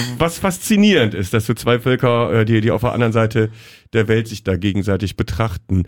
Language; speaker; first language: German; native; German